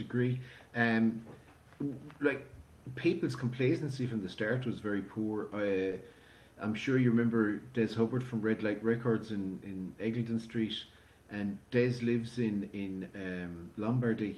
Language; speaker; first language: English; native; English